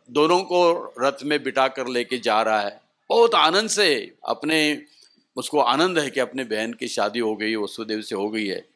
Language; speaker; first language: Hindi; non-native, local second language; Marathi